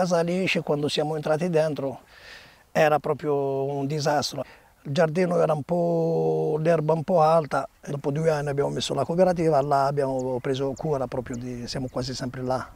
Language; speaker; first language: Italian; non-native, fluent; Arabic